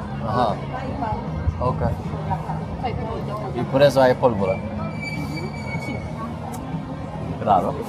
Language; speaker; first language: Spanish; non-native, fluent; Swedish